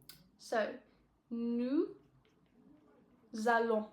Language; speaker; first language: French; non-native, learner; English